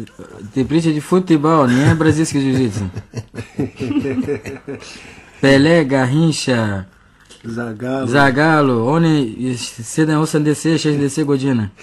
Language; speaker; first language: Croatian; non-native, learner; Portuguese